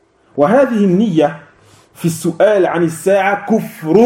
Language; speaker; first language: Arabic; non-native, fluent; French